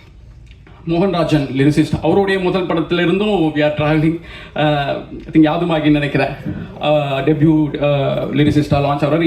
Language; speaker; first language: Tamil; native; Tamil